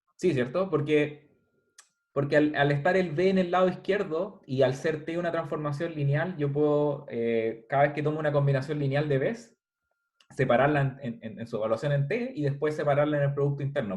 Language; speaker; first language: Spanish; native; Spanish